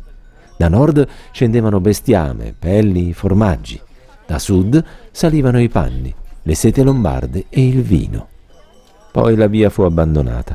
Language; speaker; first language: Italian; native; Italian